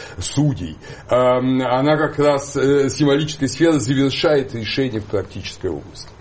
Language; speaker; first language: Russian; native; Russian